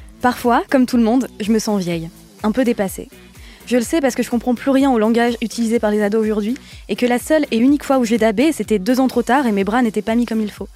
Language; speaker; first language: French; native; French